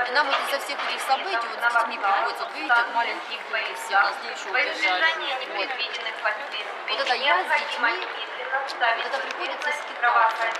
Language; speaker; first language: Russian; native; Russian